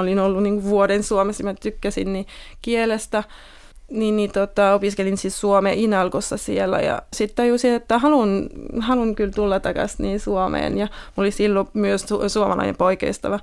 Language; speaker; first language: Finnish; non-native, fluent; French